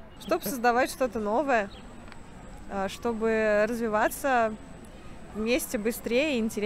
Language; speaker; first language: Russian; native; Russian